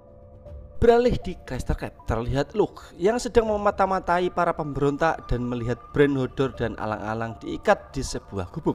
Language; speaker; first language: Indonesian; native; Indonesian